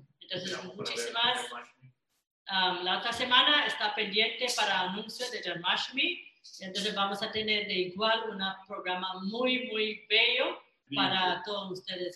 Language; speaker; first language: Spanish; non-native, fluent; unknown